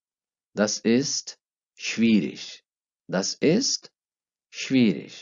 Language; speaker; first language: German; non-native, fluent; Urdu